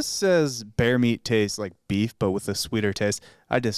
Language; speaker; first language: English; native; English